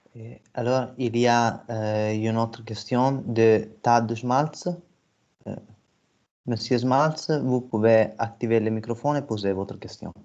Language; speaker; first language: French; non-native, fluent; Italian